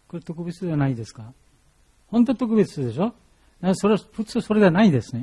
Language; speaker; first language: Japanese; non-native, learner; Bangla